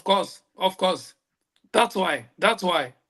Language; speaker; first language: English; non-native, local second language; Portuguese